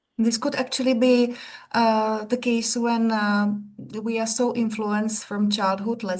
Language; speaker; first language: English; non-native, fluent; Czech